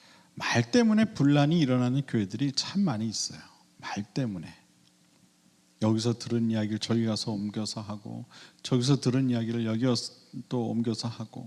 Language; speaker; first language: Korean; native; Korean